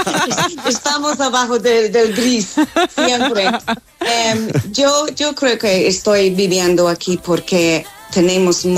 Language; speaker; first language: Spanish; non-native, fluent; English